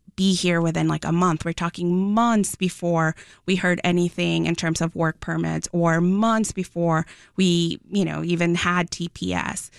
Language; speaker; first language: English; non-native, fluent; Spanish